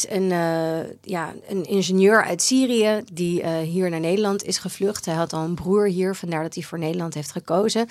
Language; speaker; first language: Dutch; native; Dutch